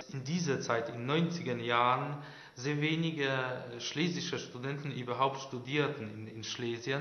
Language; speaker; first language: German; non-native, local second language; Polish